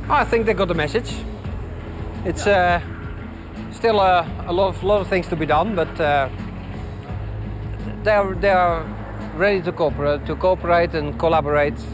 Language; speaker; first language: English; non-native, fluent; Dutch